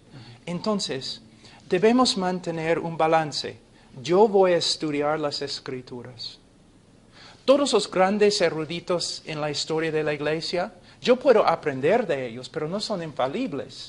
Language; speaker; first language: Spanish; non-native, fluent; English